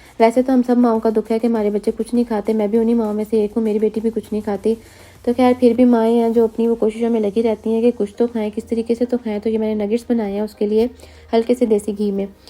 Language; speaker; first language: Urdu; native; Urdu